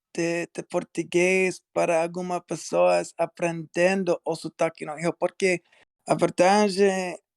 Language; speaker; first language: Portuguese; non-native, learner; English